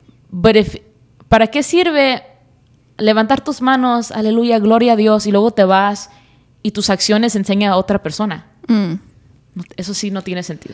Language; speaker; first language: Spanish; early bilingual, heritage; Spanish